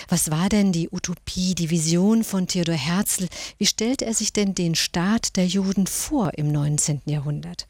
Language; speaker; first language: German; native; German